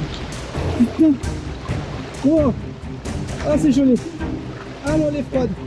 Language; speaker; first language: French; native; French